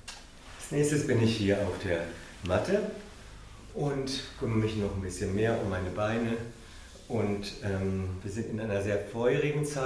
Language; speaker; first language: German; non-native, fluent; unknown